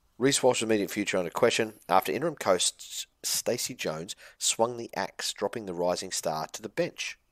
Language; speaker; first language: English; native; English